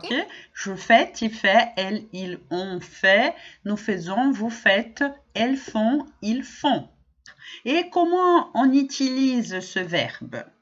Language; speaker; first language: French; non-native, fluent; Portuguese